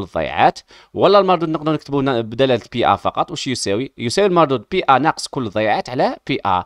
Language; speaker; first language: Arabic; native; Arabic